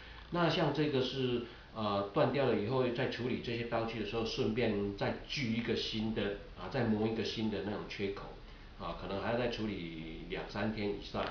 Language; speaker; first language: Chinese; native; Chinese